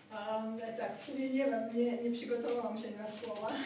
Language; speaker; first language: Polish; non-native, fluent; Georgian